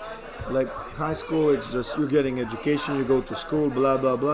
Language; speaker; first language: English; non-native, fluent; Serbian